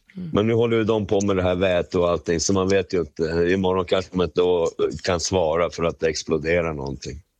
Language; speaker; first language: Swedish; native; Swedish